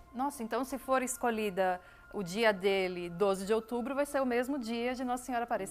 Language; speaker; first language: Portuguese; native; Portuguese